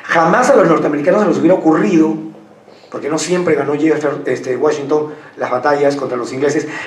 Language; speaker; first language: Spanish; native; Spanish